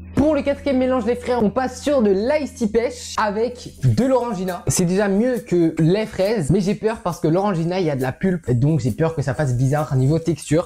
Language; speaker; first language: French; native; French